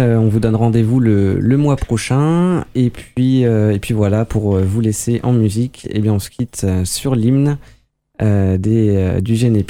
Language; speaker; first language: French; native; French